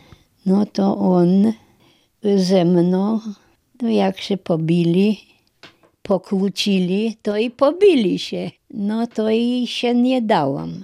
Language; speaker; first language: Polish; non-native, local second language; German